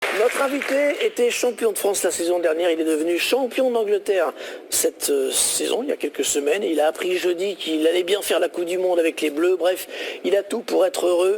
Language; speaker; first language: French; native; French